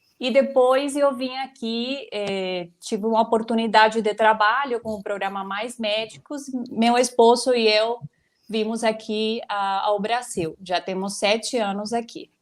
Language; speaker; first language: Portuguese; non-native, fluent; Spanish